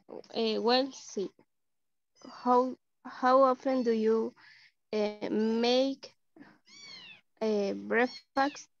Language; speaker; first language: English; non-native, learner; Spanish